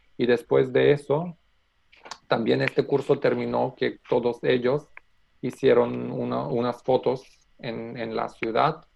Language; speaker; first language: Spanish; non-native, learner; Macedonian